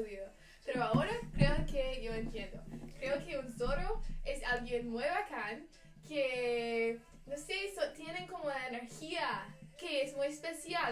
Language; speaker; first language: Spanish; non-native, learner; English